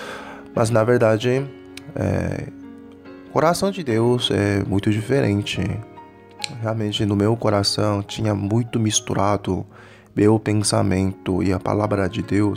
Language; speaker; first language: Portuguese; non-native, fluent; Korean